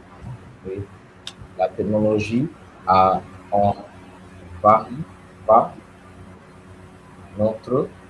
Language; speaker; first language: French; non-native, learner; English